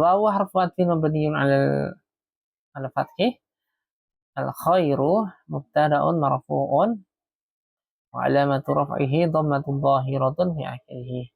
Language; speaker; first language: Arabic; non-native, fluent; Indonesian